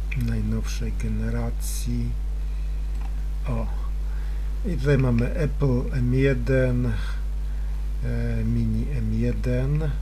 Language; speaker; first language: Polish; native; Polish